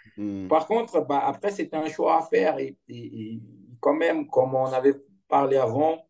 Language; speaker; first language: French; non-native, fluent; Portuguese